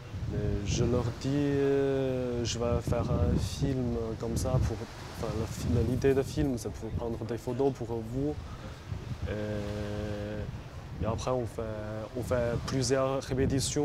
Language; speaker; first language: French; non-native, fluent; Chinese